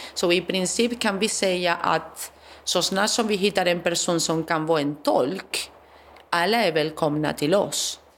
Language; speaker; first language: Swedish; non-native, fluent; Spanish